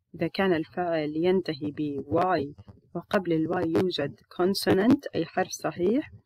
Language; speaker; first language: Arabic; native; Arabic